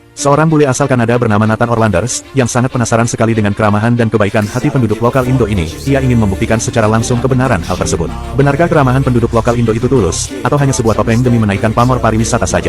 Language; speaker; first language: Indonesian; native; Indonesian